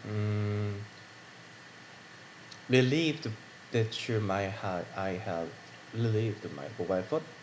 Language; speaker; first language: English; non-native, learner; Korean